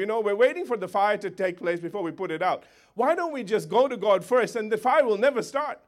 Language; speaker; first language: English; native; English